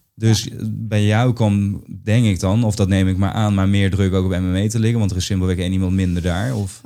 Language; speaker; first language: Dutch; native; Dutch